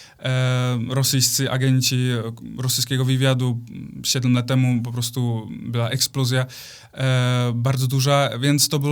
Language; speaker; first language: Polish; non-native, fluent; Czech